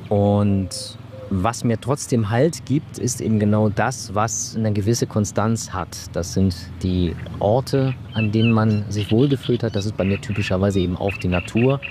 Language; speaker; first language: German; native; German